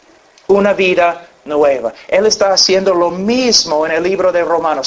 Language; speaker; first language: Spanish; non-native, fluent; English